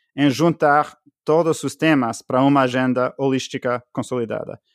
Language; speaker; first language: Portuguese; non-native, fluent; English